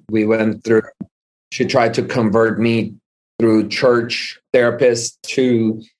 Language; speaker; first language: English; non-native, fluent; Armenian